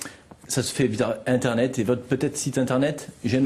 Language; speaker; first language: French; native; French